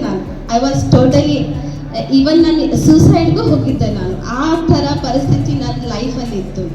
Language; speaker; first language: Kannada; non-native, local second language; Hindi